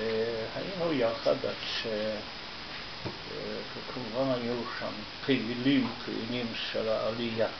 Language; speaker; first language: Hebrew; non-native, fluent; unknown